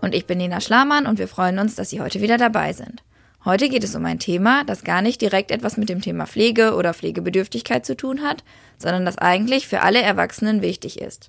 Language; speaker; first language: German; native; German